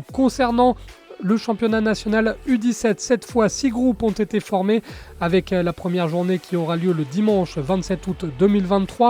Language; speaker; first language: French; native; French